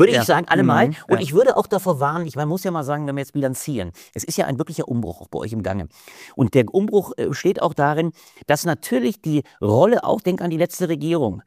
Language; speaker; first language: German; native; German